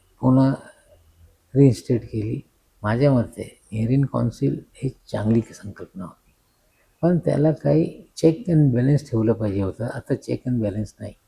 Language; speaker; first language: Marathi; non-native, local second language; Urdu